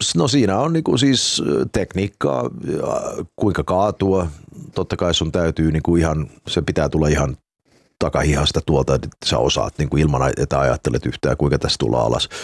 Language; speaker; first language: Finnish; early bilingual, heritage; Finnish